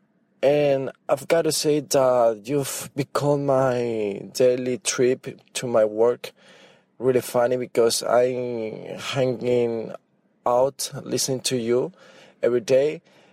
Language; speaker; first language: English; non-native, fluent; Spanish